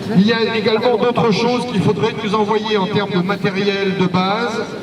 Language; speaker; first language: French; native; French